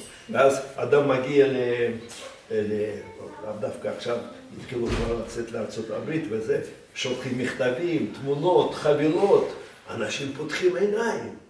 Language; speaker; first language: Hebrew; non-native, fluent; Russian